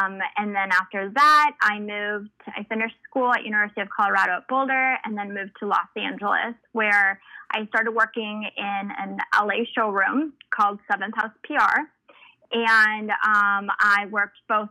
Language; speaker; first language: English; early bilingual, other home language; Spanish